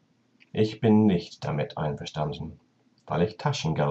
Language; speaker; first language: German; non-native, learner; English